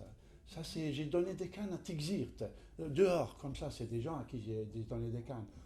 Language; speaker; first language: French; non-native, fluent; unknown